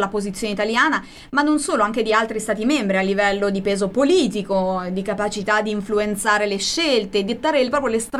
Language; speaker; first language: Italian; native; Italian